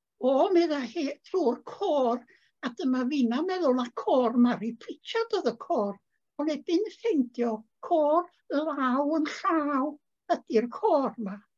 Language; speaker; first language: Welsh; native; Welsh